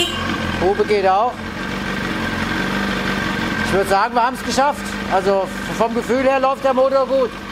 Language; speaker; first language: German; native; German